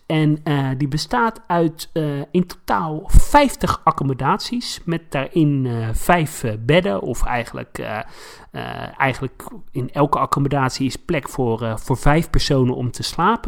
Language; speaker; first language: Dutch; native; Dutch